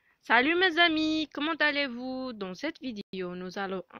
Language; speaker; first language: French; non-native, local second language; Arabic